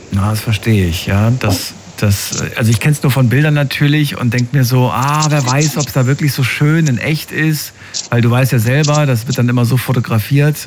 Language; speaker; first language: German; native; German